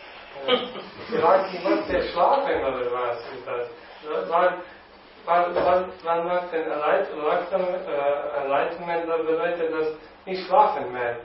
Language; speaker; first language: German; non-native, learner; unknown